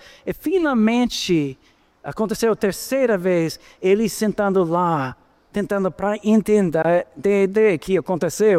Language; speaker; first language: Portuguese; non-native, fluent; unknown